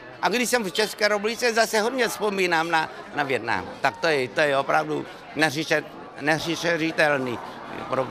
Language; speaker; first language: Czech; non-native, fluent; Vietnamese